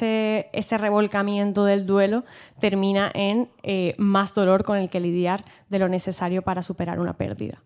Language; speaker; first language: Spanish; native; Spanish